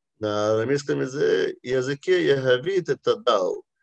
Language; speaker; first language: Russian; early bilingual, heritage; Russian